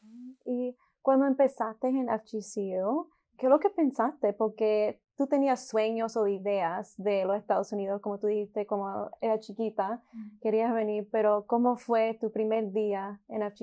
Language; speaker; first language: Spanish; early bilingual, heritage; Spanish